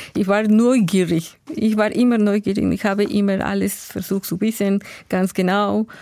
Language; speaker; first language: German; non-native, learner; Spanish